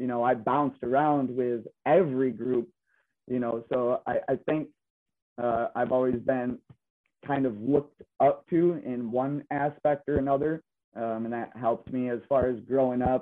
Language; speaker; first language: English; native; English